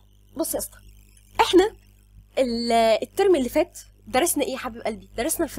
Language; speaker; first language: Arabic; native; Arabic